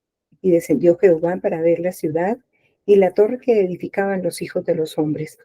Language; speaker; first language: Spanish; native; Spanish